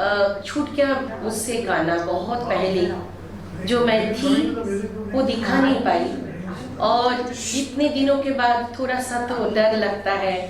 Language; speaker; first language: Hindi; non-native, local second language; Bangla